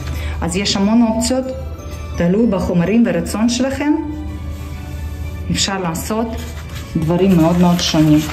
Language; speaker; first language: Hebrew; non-native, fluent; Russian